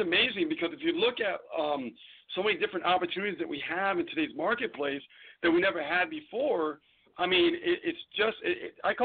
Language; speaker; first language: English; native; English